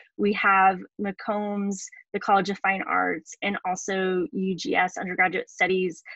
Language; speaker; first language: English; native; English